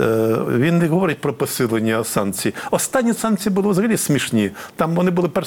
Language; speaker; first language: Ukrainian; native; Ukrainian